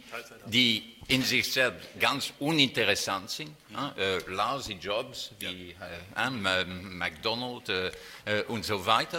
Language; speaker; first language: German; non-native, fluent; French